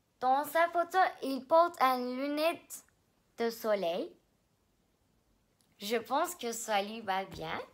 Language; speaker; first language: French; non-native, learner; Turkish